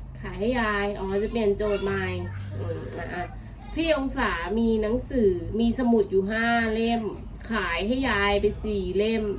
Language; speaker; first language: Thai; native; Thai